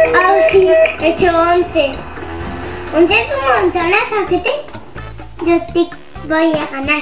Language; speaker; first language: Spanish; native; Spanish